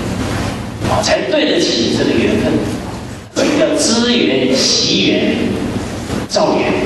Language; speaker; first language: Chinese; native; Chinese